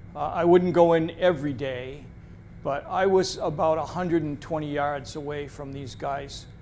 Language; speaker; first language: English; native; English